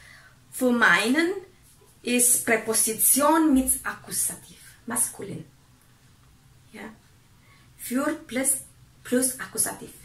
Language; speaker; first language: German; non-native, fluent; Indonesian